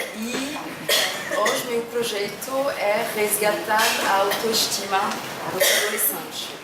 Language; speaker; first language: Portuguese; non-native, fluent; French